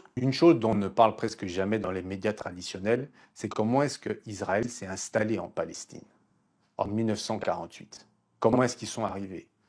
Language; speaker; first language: French; non-native, local second language; Lingala